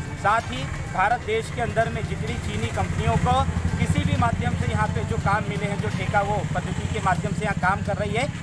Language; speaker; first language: Hindi; native; Hindi